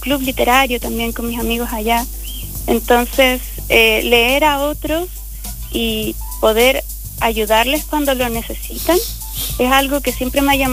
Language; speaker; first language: Spanish; native; Spanish